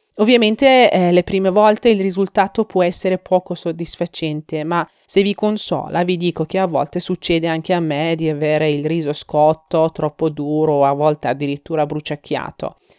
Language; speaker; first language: Italian; non-native, fluent; Persian